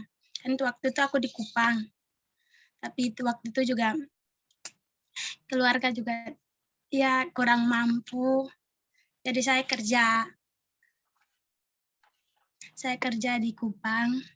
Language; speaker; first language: Indonesian; non-native, local second language; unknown